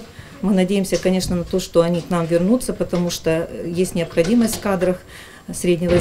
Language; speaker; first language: Russian; native; Russian